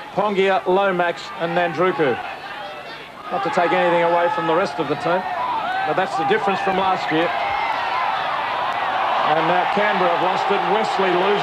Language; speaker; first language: English; native; English